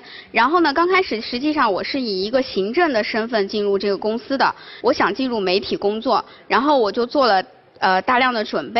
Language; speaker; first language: Chinese; native; Chinese